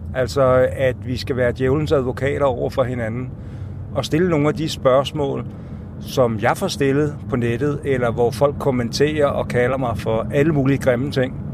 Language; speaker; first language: Danish; native; Danish